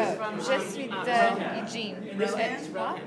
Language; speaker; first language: French; non-native, learner; English